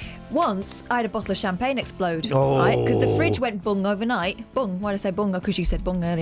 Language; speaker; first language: English; native; English